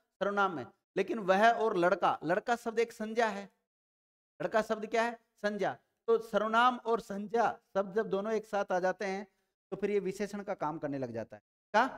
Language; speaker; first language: Hindi; native; Hindi